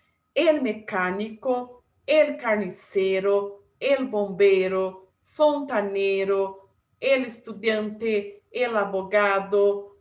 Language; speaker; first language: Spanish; non-native, fluent; Portuguese